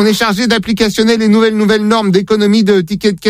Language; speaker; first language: French; native; French